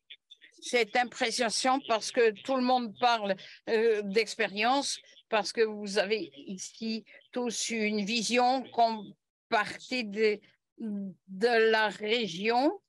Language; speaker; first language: French; non-native, fluent; Catalan